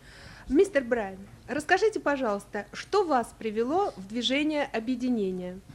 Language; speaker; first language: Russian; native; Russian